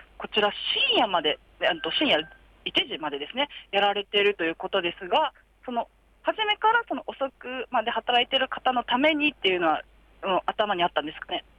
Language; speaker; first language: Japanese; native; Japanese